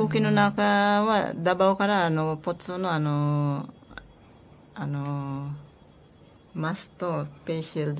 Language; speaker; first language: Japanese; non-native, learner; Filipino